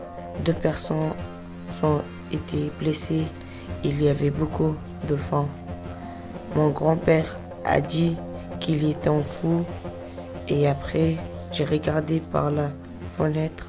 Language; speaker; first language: French; non-native, learner; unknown